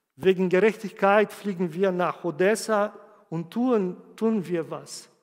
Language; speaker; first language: German; non-native, fluent; Portuguese